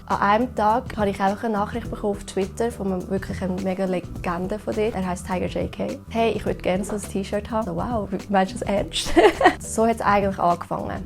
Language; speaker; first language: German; early bilingual, other home language; Turkish